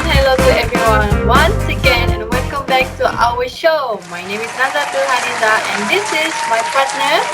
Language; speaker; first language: English; non-native, local second language; Malay